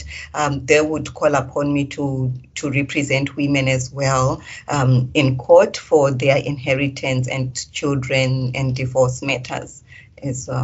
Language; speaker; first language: English; non-native, local second language; Shona